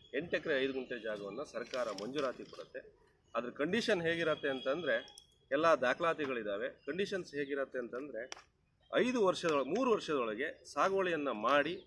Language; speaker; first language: Kannada; native; Kannada